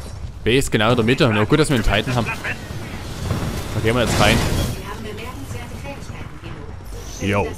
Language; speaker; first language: German; native; German